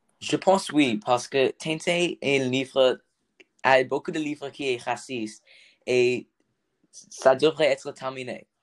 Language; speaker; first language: French; non-native, learner; English